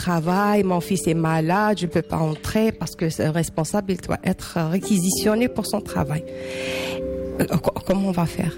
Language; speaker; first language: French; non-native, local second language; Arabic